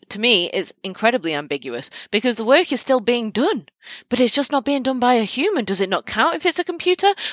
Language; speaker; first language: English; native; English